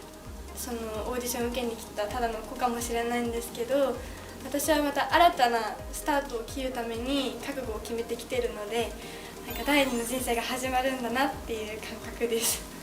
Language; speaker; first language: Japanese; native; Japanese